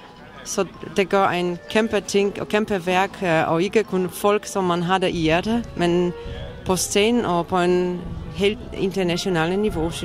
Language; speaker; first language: Danish; non-native, fluent; Polish